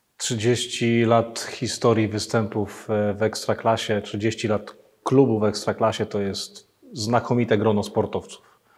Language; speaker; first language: Polish; native; Polish